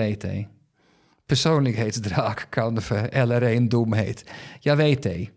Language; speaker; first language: Swedish; non-native, fluent; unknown